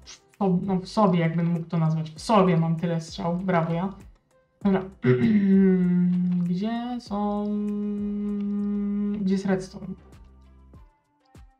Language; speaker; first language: Polish; native; Polish